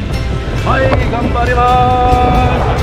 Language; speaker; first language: Japanese; non-native, learner; Indonesian